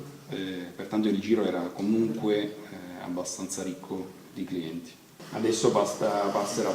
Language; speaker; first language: Italian; native; Italian